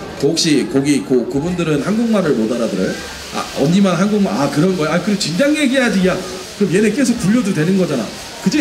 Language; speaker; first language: Korean; native; Korean